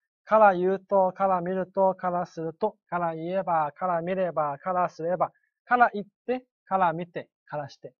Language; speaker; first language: Japanese; non-native, fluent; Chinese